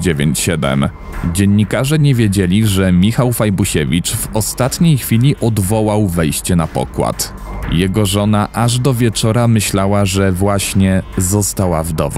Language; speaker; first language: Polish; native; Polish